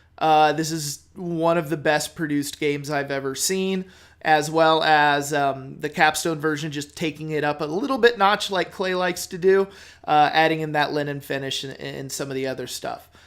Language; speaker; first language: English; native; English